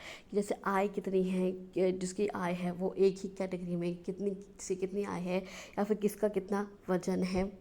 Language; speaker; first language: Hindi; native; Hindi